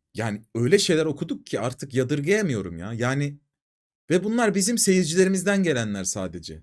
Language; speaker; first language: Turkish; native; Turkish